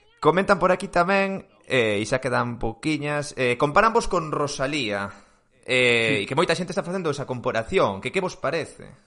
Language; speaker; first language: Galician; non-native, local second language; Spanish